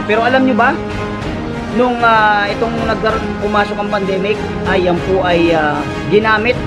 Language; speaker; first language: Filipino; native; Filipino